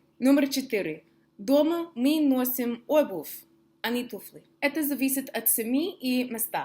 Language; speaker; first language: Russian; non-native, fluent; English